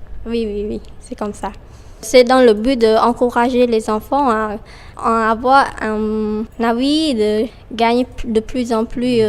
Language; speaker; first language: French; non-native, fluent; Khmer